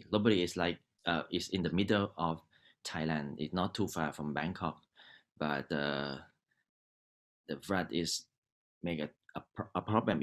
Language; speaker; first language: English; non-native, learner; Thai